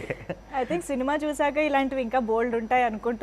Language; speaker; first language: Telugu; native; Telugu